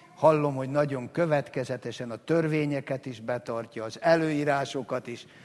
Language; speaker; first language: Hungarian; native; Hungarian